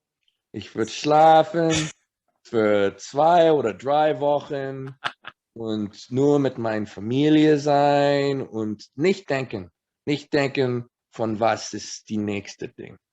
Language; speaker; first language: German; non-native, learner; English